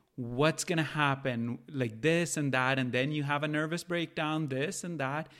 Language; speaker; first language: English; non-native, local second language; Punjabi